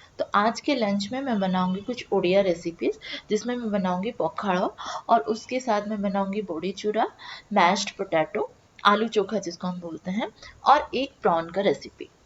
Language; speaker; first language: Hindi; non-native, local second language; Bangla